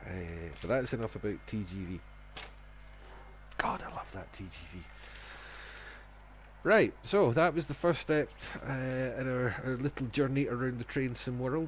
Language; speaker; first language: English; native; English